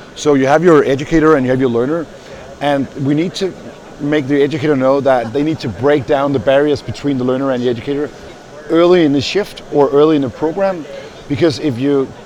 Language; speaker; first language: English; non-native, fluent; Danish